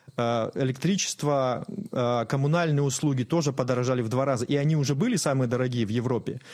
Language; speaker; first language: Russian; native; Russian